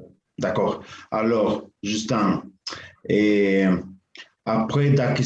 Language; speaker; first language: French; non-native, learner; Spanish